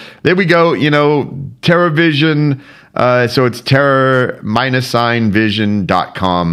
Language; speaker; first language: English; native; English